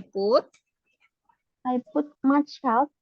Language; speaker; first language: English; non-native, learner; Indonesian